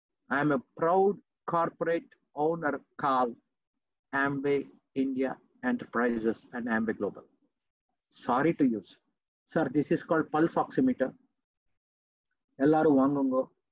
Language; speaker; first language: English; non-native, local second language; Telugu